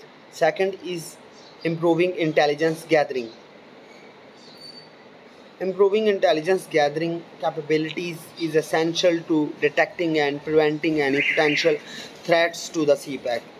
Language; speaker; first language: English; non-native, local second language; Urdu